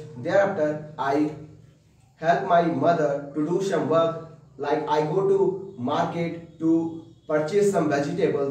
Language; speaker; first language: English; non-native, learner; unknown